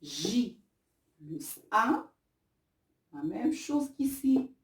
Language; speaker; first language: French; non-native, local second language; Arabic